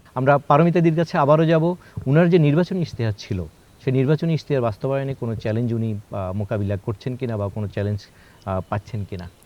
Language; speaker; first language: Bangla; native; Bangla